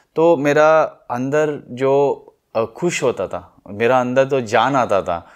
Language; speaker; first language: Hindi; non-native, local second language; Telugu